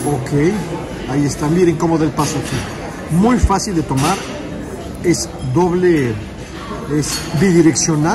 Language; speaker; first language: Spanish; native; Spanish